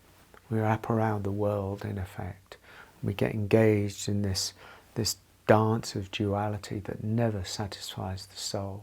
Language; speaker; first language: English; native; English